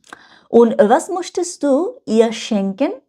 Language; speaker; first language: German; non-native, learner; Bangla